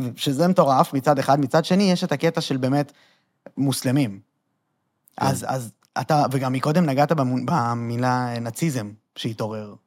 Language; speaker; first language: Hebrew; native; Hebrew